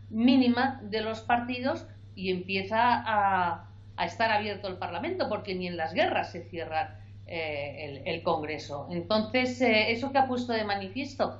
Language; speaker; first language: Spanish; native; Spanish